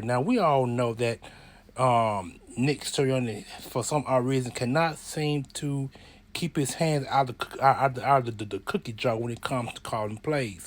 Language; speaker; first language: English; native; English